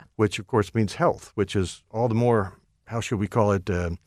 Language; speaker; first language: English; native; English